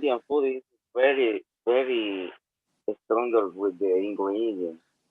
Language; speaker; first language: English; non-native, learner; Spanish